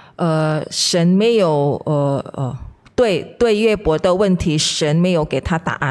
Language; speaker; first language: Chinese; non-native, fluent; Indonesian